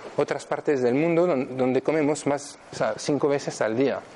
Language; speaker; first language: Spanish; non-native, fluent; French